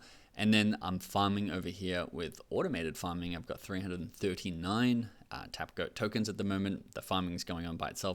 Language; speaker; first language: English; native; English